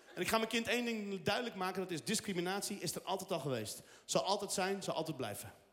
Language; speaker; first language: Dutch; early bilingual, other home language; Riffian